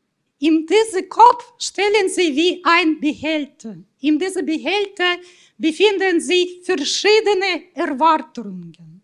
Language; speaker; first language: German; non-native, fluent; Russian